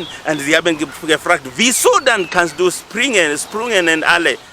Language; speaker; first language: German; non-native, learner; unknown